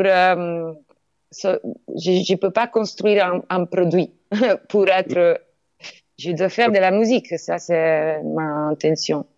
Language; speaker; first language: French; non-native, learner; Italian